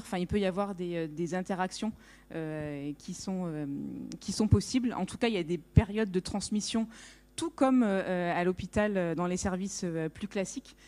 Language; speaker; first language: French; native; French